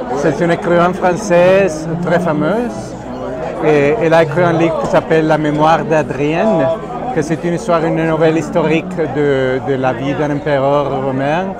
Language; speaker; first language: French; non-native, learner; Spanish